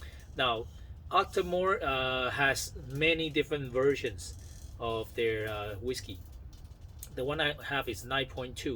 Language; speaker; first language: English; non-native, fluent; Chinese